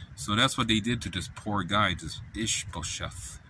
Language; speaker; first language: English; native; English